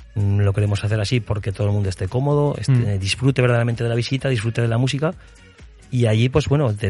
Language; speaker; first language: Spanish; native; Spanish